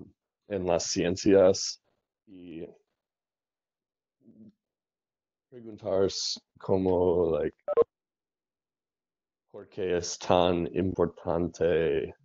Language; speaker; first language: Spanish; non-native, learner; English